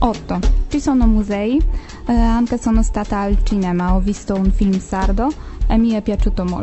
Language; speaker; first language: Italian; non-native, fluent; Polish